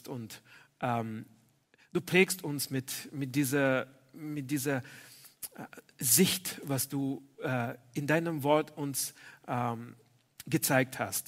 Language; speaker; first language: German; non-native, fluent; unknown